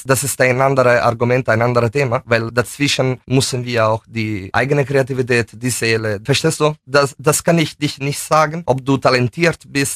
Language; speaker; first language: German; non-native, fluent; Italian